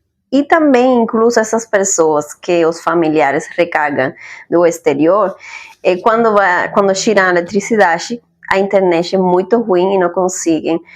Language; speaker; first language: Portuguese; non-native, fluent; Spanish